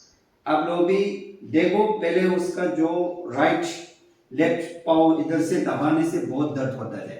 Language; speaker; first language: Hindi; non-native, fluent; Tibetan